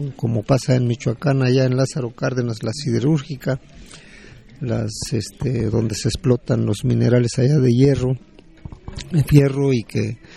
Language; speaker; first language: Spanish; native; Spanish